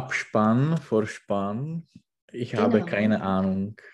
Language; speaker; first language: German; non-native, learner; Czech